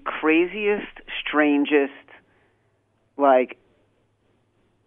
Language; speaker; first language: English; native; English